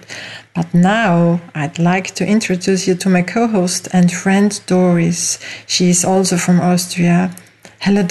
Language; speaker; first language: English; non-native, fluent; German